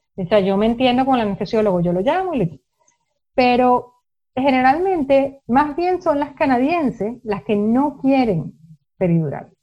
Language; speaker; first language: Spanish; native; Spanish